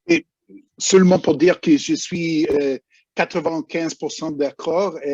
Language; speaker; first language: French; non-native, fluent; English